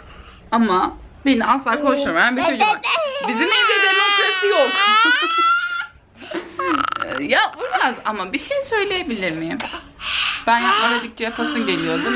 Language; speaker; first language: Turkish; native; Turkish